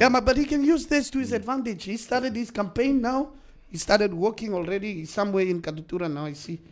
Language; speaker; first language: English; non-native, local second language; Afrikaans